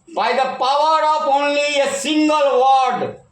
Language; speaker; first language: English; non-native, local second language; Hindi